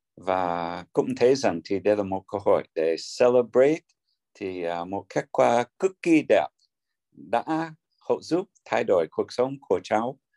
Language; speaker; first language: Vietnamese; non-native, learner; English